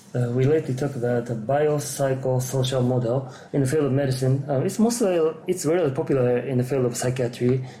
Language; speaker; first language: English; non-native, fluent; Japanese